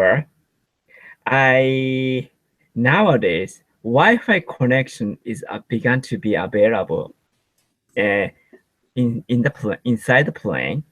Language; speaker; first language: English; non-native, learner; Japanese